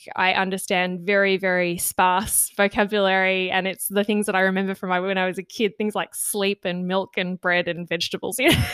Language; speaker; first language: English; native; English